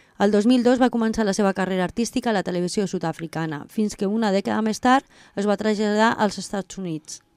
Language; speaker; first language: Catalan; non-native, local second language; Spanish